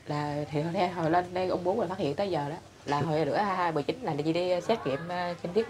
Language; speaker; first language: Vietnamese; native; Vietnamese